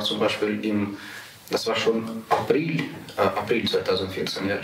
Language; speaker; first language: German; non-native, learner; Ukrainian